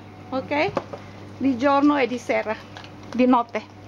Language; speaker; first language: Italian; non-native, learner; Indonesian